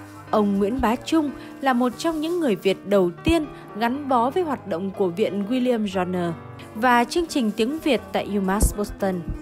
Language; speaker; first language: Vietnamese; native; Vietnamese